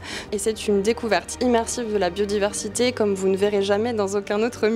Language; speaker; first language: French; native; French